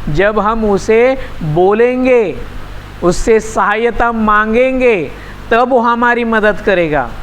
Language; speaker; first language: Hindi; non-native, local second language; Marathi